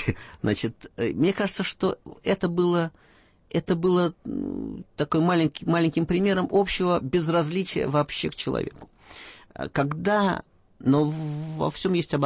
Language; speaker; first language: Russian; native; Russian